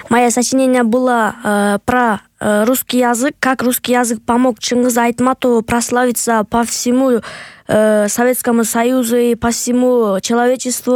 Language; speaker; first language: Russian; non-native, local second language; Kyrgyz